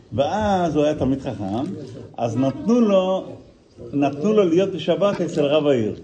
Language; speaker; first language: Hebrew; non-native, fluent; Yiddish